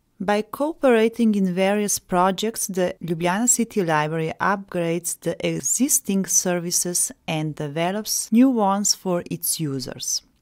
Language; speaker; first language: English; non-native, fluent; Slovenian